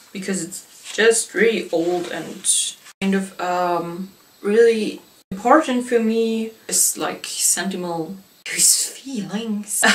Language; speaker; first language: English; non-native, fluent; German